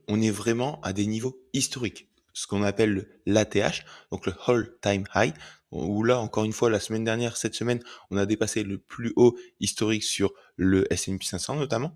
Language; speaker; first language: French; native; French